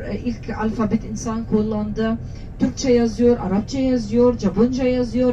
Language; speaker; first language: Turkish; non-native, learner; Arabic